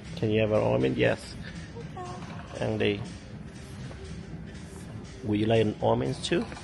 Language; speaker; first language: English; early bilingual, heritage; Vietnamese